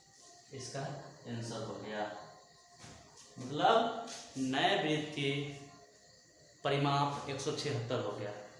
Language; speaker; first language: Hindi; native; Hindi